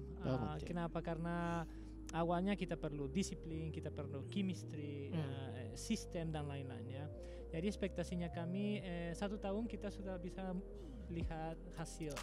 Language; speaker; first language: Indonesian; non-native, fluent; Spanish